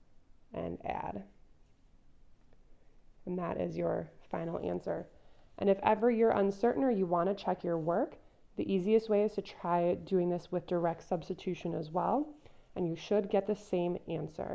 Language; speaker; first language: English; native; English